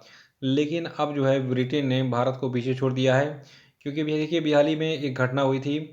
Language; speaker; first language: Hindi; native; Hindi